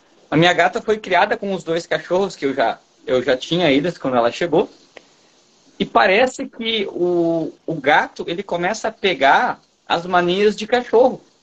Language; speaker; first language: Portuguese; native; Portuguese